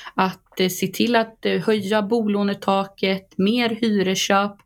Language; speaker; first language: Swedish; native; Swedish